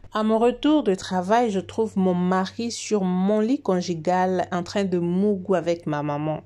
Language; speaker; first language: French; non-native, local second language; Lingala